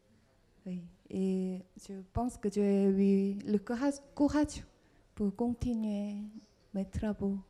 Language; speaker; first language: French; non-native, fluent; Korean